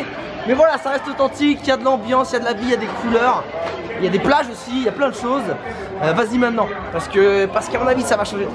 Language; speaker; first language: French; native; French